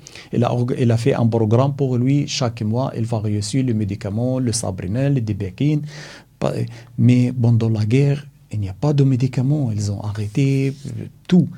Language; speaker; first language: French; non-native, learner; Arabic